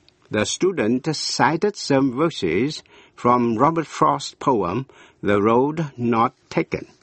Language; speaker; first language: English; non-native, fluent; Vietnamese